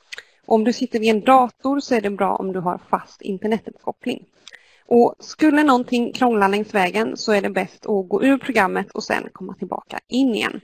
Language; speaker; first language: Swedish; native; Swedish